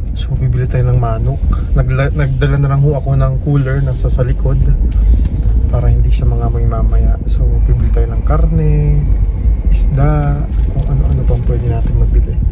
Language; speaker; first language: Filipino; native; Filipino